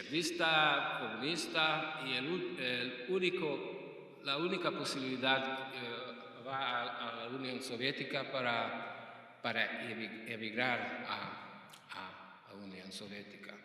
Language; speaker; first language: Spanish; non-native, fluent; Hungarian